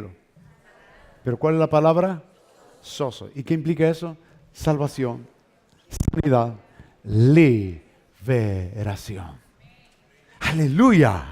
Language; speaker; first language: Spanish; native; Spanish